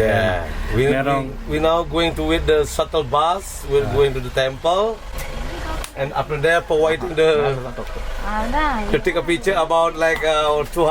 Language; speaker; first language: English; non-native, learner; Indonesian